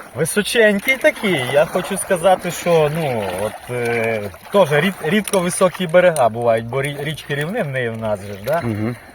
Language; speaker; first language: Ukrainian; native; Ukrainian